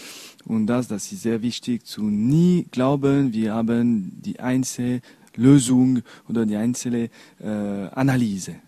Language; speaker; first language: German; non-native, local second language; French